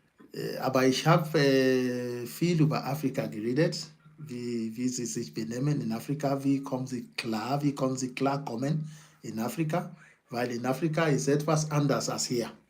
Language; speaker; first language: German; non-native, learner; Yoruba